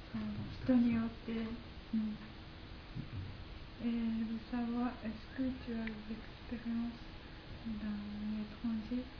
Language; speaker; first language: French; non-native, learner; Japanese